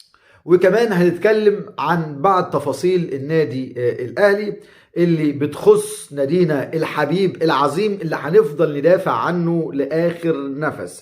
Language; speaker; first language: Arabic; native; Arabic